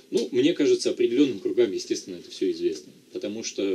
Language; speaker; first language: Russian; native; Russian